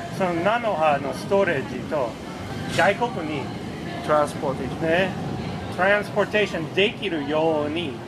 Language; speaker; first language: Japanese; non-native, fluent; English